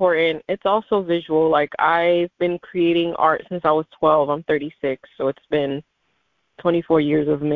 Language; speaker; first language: English; native; English